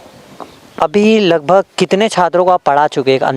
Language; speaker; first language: Hindi; native; Hindi